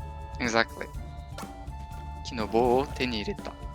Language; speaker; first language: Japanese; non-native, fluent; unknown